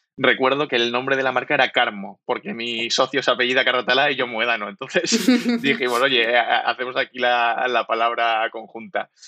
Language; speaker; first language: Spanish; native; Spanish